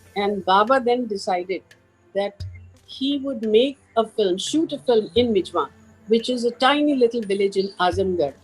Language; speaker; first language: English; non-native, local second language; Hindi